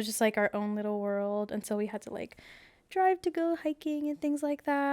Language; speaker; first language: English; native; English